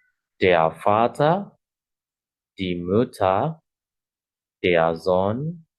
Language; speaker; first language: German; non-native, fluent; Indonesian